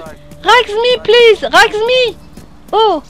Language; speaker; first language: English; non-native, learner; French